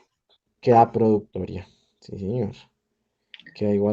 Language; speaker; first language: Spanish; native; Spanish